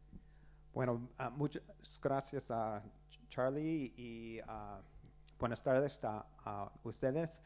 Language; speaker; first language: Spanish; non-native, learner; English